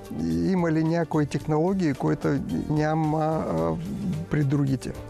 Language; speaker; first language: Bulgarian; non-native, learner; Russian